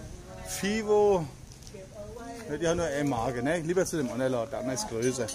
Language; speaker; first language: German; native; German